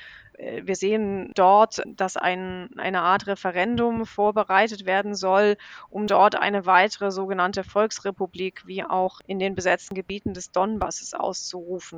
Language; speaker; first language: German; native; German